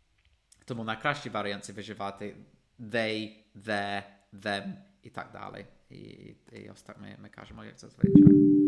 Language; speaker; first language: Ukrainian; non-native, fluent; English